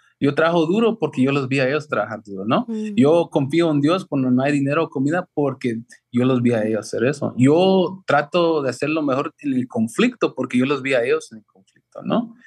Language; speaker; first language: Spanish; early bilingual, heritage; Spanish